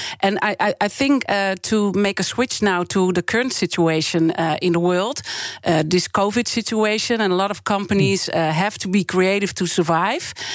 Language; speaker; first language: English; non-native, fluent; Dutch